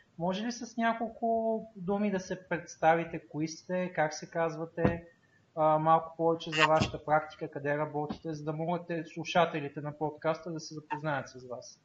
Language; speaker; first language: Bulgarian; native; Bulgarian